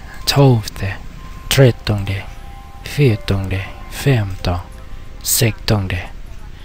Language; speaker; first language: Swedish; non-native, learner; Vietnamese